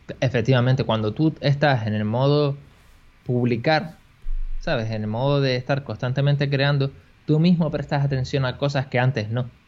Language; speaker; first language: Spanish; native; Spanish